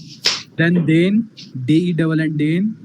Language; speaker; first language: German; non-native, fluent; Hindi